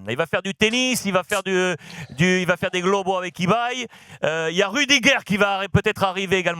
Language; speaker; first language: French; native; French